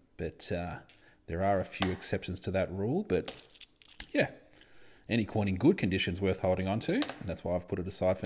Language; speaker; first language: English; native; English